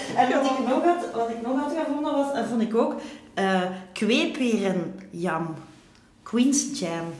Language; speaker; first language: Dutch; native; Dutch